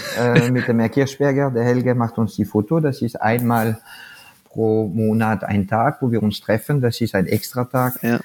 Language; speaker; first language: German; non-native, fluent; French